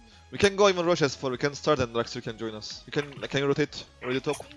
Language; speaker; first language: English; non-native, fluent; Turkish